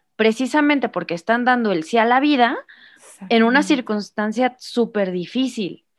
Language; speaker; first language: Spanish; native; Spanish